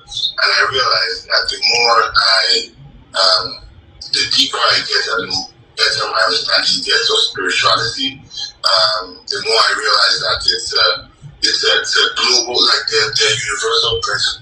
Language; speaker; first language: English; non-native, local second language; Igbo